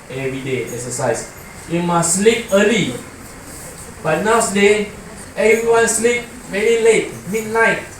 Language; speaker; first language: English; non-native, learner; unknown